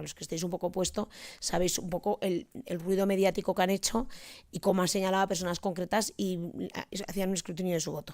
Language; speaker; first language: Spanish; native; Spanish